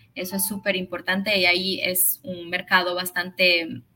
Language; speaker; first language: Spanish; early bilingual, heritage; Spanish